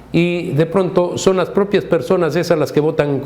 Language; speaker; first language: Spanish; native; Spanish